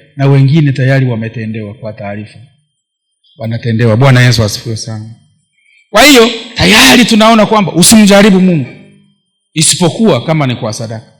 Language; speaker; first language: Swahili; non-native, local second language; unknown